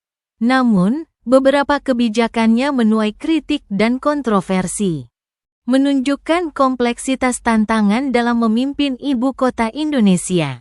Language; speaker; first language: Indonesian; native; Indonesian